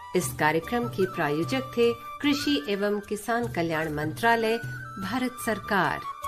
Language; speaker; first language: Hindi; native; Hindi